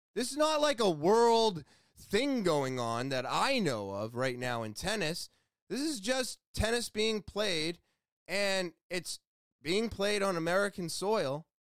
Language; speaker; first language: English; native; English